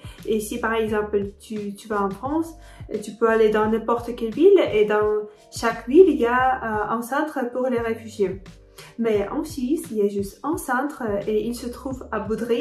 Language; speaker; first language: French; non-native, fluent; Ukrainian